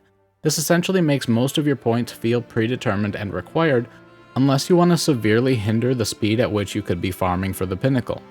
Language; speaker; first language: English; native; English